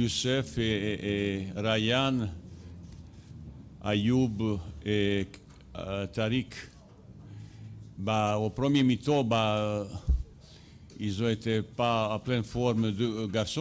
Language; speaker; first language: French; non-native, fluent; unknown